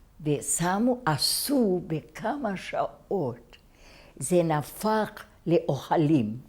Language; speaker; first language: Hebrew; non-native, fluent; Hungarian